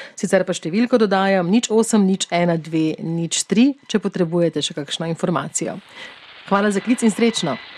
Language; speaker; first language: Slovenian; native; Slovenian